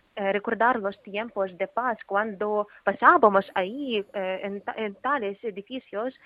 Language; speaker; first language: Spanish; non-native, fluent; Ukrainian